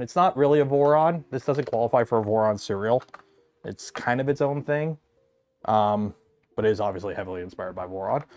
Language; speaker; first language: English; native; English